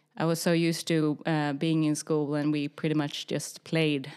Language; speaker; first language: English; early bilingual, other home language; Swedish